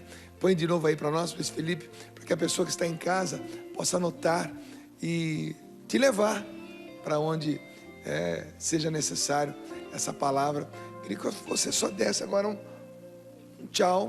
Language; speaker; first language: Portuguese; native; Portuguese